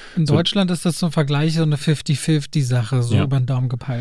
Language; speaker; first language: German; native; German